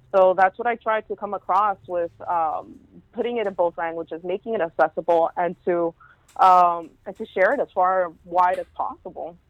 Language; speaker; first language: English; early bilingual, other home language; Spanish